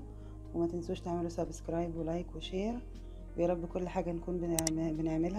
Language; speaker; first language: Arabic; native; Arabic